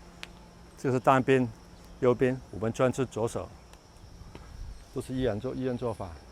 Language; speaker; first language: Chinese; non-native, local second language; Cantonese